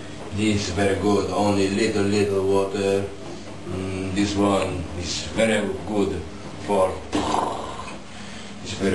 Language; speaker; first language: English; non-native, learner; Polish